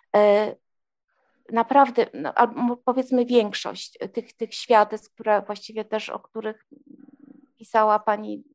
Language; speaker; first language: Polish; native; Polish